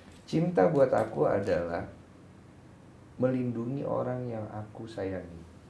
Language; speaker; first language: Indonesian; native; Indonesian